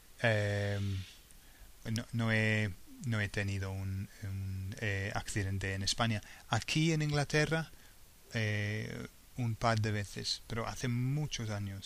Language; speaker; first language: Spanish; non-native, fluent; English